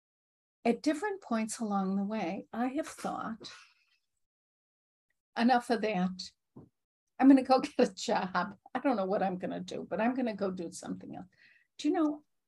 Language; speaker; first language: English; native; English